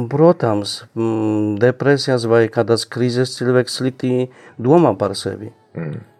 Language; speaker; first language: Latvian; non-native, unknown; Polish